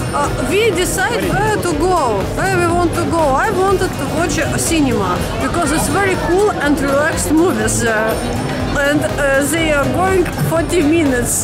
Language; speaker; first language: English; non-native, learner; Russian